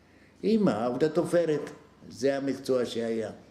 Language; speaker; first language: Hebrew; non-native, fluent; Arabic